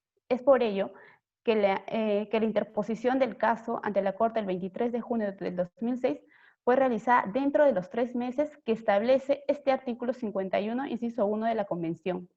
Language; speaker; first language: Spanish; native; Spanish